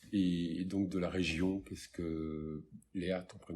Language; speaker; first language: French; native; French